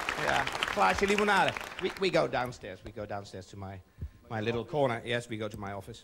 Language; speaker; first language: English; non-native, fluent; Dutch